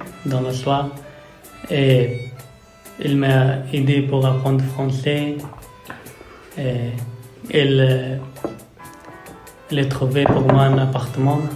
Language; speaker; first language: French; non-native, learner; Persian